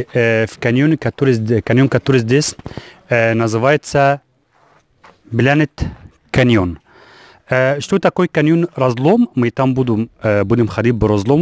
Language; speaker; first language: Russian; non-native, learner; Arabic